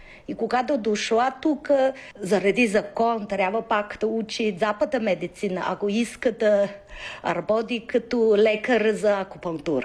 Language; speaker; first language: Bulgarian; non-native, learner; Chinese